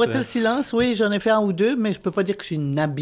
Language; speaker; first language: French; native; French